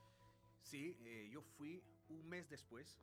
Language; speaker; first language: Portuguese; non-native, learner; Spanish